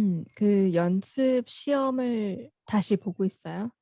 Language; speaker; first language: Korean; non-native, fluent; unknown